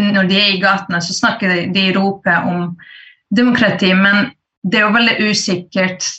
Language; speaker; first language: Norwegian; early bilingual, other home language; Persian